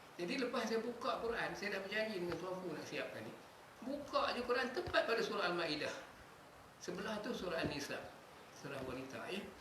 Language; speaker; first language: Malay; native; Malay